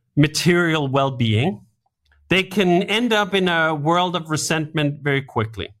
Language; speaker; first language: English; non-native, fluent; Danish